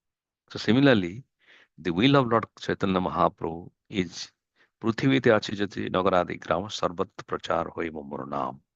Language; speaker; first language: English; non-native, fluent; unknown